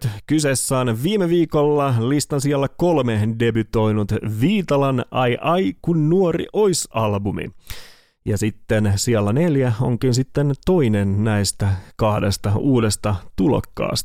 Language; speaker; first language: Finnish; native; Finnish